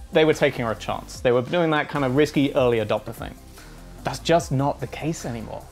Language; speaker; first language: English; native; English